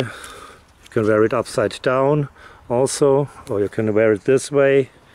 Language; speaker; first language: English; non-native, fluent; German